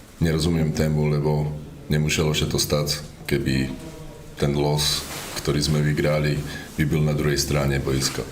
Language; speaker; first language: Polish; non-native, learner; Slovak